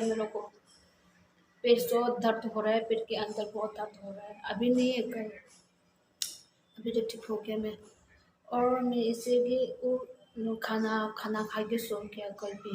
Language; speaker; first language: Hindi; non-native, learner; Tibetan